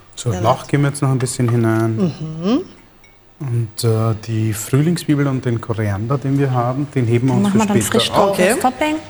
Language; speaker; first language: German; early bilingual, other home language; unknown